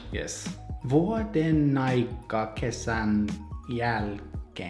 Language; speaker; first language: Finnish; non-native, learner; English